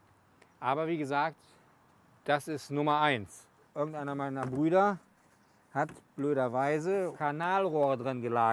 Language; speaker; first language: German; native; German